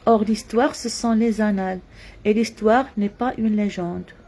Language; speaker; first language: French; non-native, local second language; Arabic